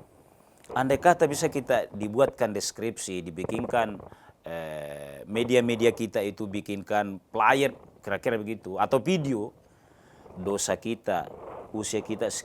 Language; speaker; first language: Indonesian; native; Indonesian